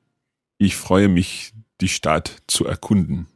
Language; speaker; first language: German; non-native, learner; English